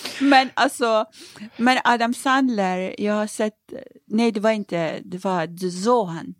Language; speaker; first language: Swedish; non-native, fluent; Persian